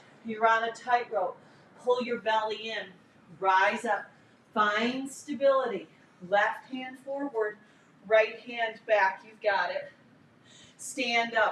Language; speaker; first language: English; native; English